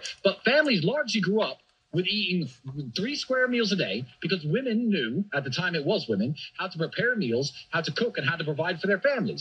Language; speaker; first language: English; native; English